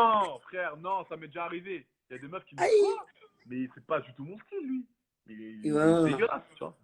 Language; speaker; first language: French; native; French